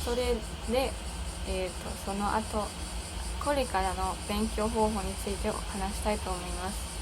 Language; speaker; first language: Japanese; non-native, learner; German